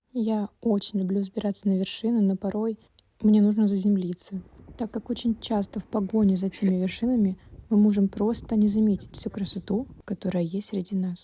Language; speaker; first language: Russian; native; Russian